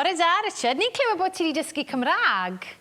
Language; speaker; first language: Welsh; native; Welsh